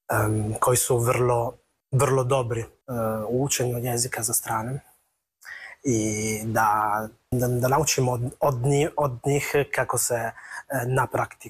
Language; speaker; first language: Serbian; non-native, fluent; Italian